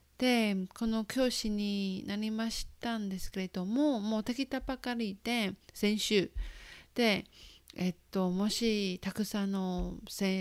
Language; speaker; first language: Japanese; non-native, fluent; Chinese